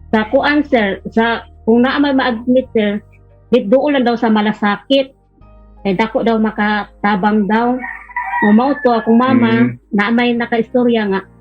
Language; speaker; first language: Cebuano; native; Cebuano